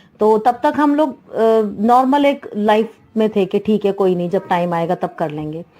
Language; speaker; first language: Urdu; non-native, local second language; Sindhi